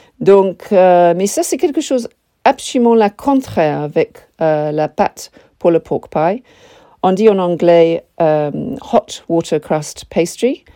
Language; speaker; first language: French; non-native, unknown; English